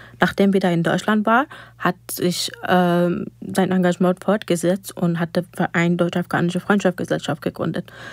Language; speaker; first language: German; non-native, fluent; Persian